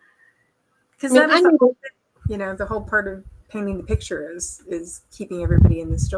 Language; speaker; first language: English; native; English